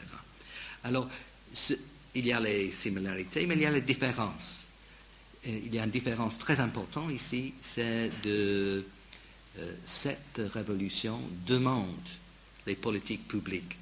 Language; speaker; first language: French; non-native, fluent; English